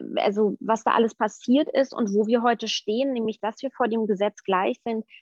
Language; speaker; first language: German; native; German